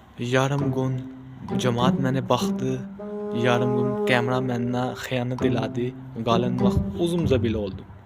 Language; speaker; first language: Azerbaijani; non-native, fluent; Urdu